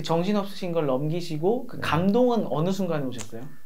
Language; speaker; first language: Korean; native; Korean